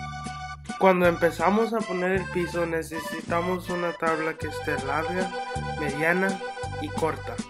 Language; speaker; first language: Spanish; non-native, learner; English